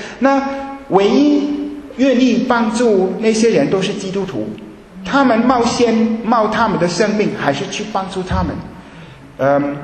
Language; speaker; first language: Chinese; early bilingual, heritage; Chinese